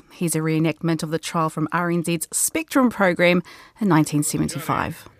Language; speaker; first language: English; native; English